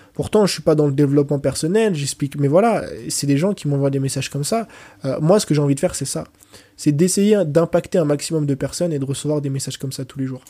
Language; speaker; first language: French; early bilingual, other home language; Portuguese